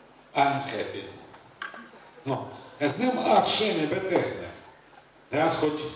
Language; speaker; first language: Hungarian; non-native, learner; Russian